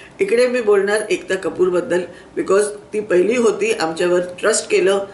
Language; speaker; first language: Marathi; non-native, local second language; Sindhi